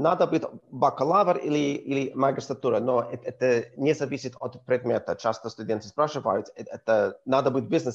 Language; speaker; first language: Russian; non-native, learner; English